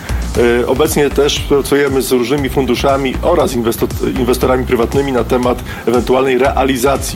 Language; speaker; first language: Polish; native; Polish